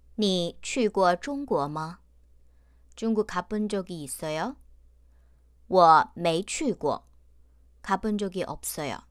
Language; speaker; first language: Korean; non-native, fluent; Chinese